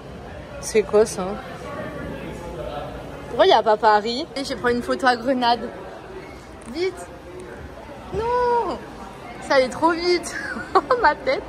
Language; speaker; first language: French; native; French